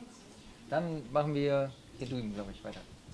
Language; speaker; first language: German; native; German